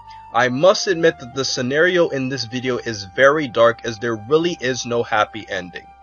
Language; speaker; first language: English; native; English